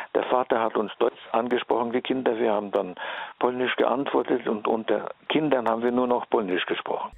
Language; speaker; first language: German; early bilingual, heritage; German